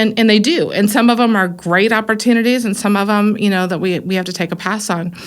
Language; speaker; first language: English; native; English